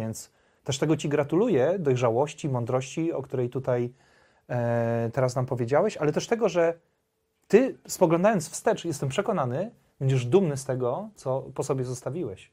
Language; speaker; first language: Polish; native; Polish